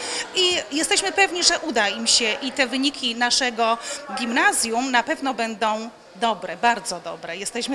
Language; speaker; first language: Polish; native; Polish